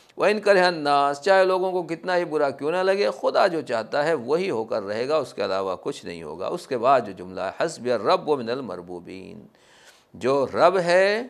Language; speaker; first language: Hindi; native; Hindi